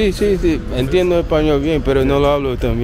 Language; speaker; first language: Spanish; non-native, learner; English